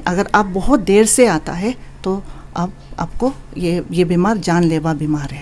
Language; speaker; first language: Hindi; non-native, local second language; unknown